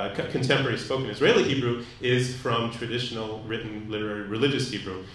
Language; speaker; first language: English; native; English